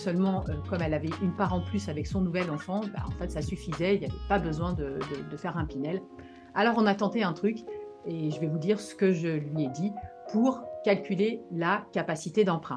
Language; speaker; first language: French; native; French